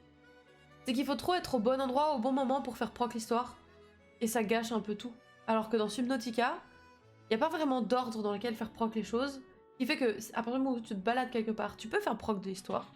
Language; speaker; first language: French; native; French